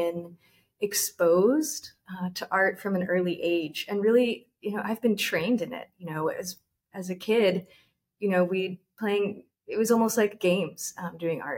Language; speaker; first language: English; native; English